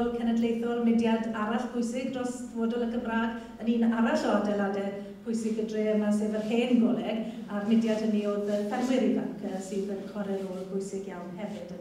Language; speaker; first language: Welsh; native; Welsh